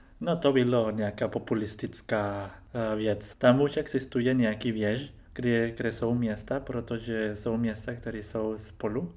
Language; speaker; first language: Czech; non-native, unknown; Spanish